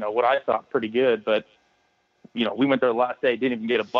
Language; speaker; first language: English; native; English